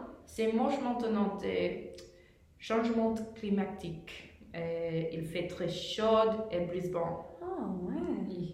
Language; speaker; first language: French; non-native, learner; English